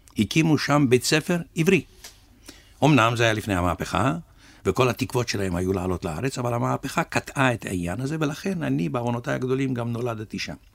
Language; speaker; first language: Hebrew; early bilingual, other home language; Russian